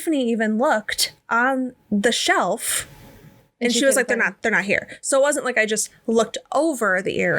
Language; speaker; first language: English; native; English